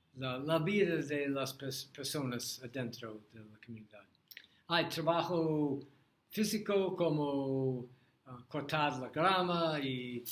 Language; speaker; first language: Spanish; non-native, learner; English